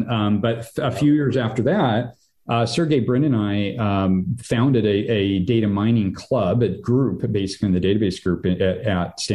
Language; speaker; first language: English; native; English